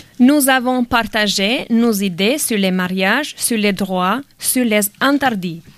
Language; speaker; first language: French; non-native, learner; Albanian